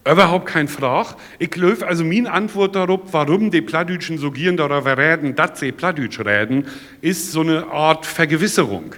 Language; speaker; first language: German; native; German